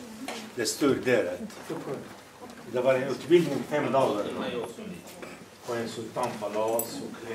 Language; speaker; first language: Swedish; non-native, fluent; Arabic